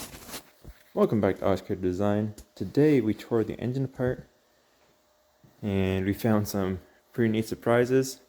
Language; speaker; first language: English; native; English